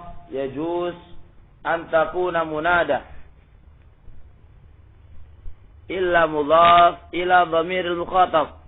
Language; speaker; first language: Arabic; non-native, local second language; Indonesian